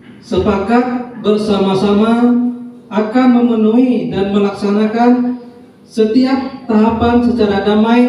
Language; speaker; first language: Indonesian; non-native, local second language; Minangkabau